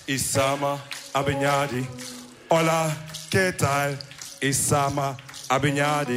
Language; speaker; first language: German; early bilingual, other home language; Wolof